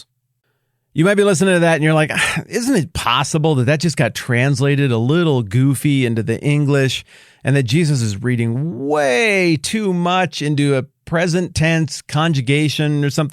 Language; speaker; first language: English; native; English